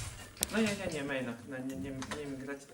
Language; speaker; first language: Russian; non-native, local second language; Latvian